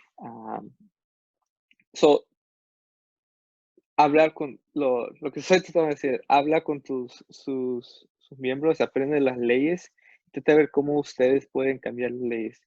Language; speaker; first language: Spanish; non-native, fluent; English